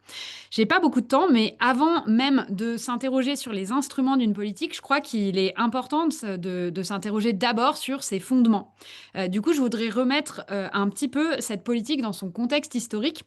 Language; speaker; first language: French; native; French